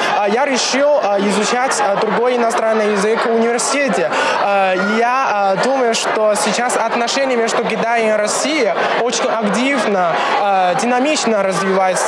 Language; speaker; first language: Russian; non-native, fluent; Chinese